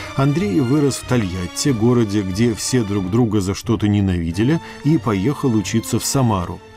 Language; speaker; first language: Russian; native; Russian